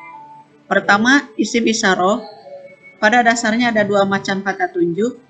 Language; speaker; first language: Indonesian; native; Indonesian